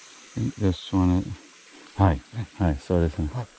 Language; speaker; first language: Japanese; non-native, learner; English